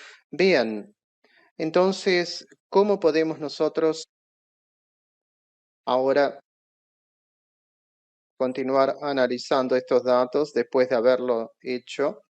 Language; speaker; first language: Spanish; non-native, fluent; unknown